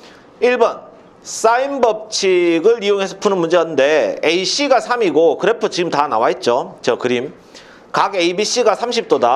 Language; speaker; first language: Korean; native; Korean